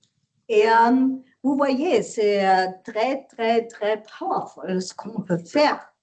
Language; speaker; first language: French; non-native, learner; German